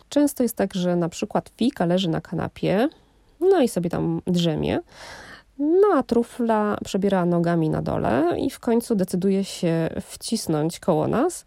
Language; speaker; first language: Polish; native; Polish